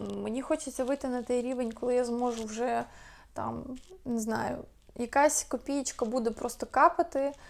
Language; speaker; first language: Ukrainian; non-native, local second language; Russian